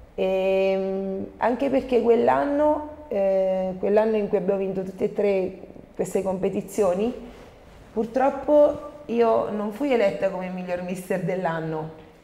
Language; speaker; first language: Italian; native; Italian